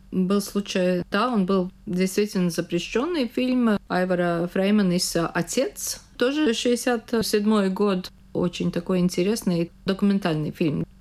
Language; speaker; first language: Russian; non-native, local second language; Latvian